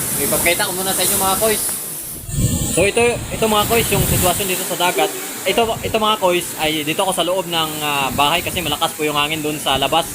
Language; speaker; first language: Filipino; non-native, local second language; Aklanon